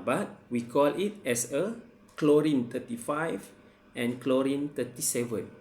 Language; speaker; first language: English; non-native, local second language; Malay